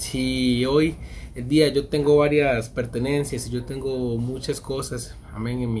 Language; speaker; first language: Spanish; native; Spanish